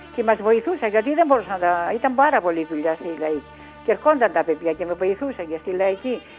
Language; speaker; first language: Greek; native; Greek